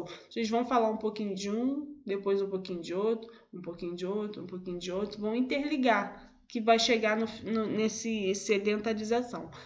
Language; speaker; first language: Portuguese; native; Portuguese